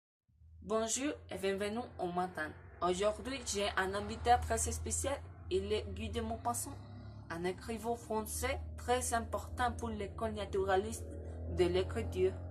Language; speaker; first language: French; non-native, learner; Spanish